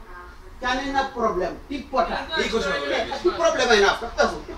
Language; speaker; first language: Greek; non-native, learner; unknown